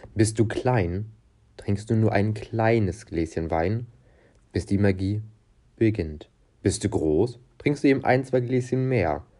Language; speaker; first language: German; non-native, fluent; Portuguese